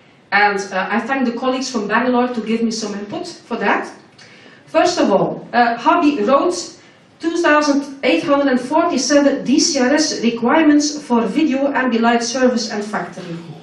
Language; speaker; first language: English; non-native, fluent; Dutch